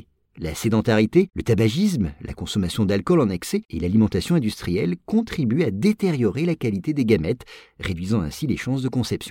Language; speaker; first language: French; native; French